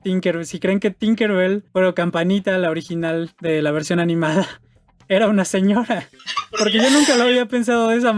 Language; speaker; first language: Spanish; native; Spanish